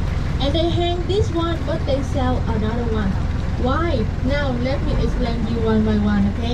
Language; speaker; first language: English; non-native, fluent; Vietnamese